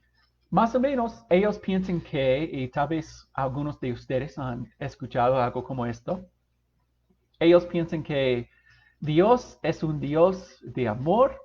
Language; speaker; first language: Spanish; non-native, fluent; English